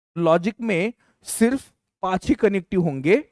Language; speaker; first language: Hindi; non-native, local second language; Marathi